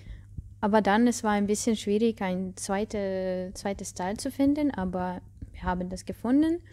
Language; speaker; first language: German; non-native, learner; Russian